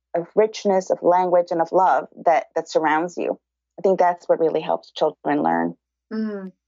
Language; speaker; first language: English; early bilingual, other home language; Spanish